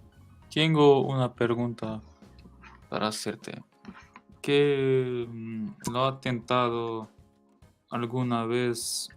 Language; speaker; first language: Spanish; non-native, learner; Portuguese